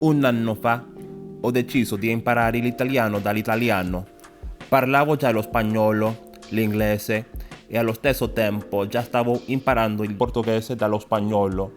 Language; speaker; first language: Italian; non-native, learner; Spanish